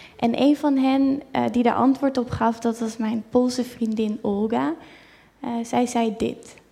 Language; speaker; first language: Dutch; native; Dutch